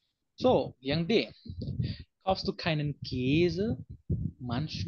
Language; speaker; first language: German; non-native, fluent; Indonesian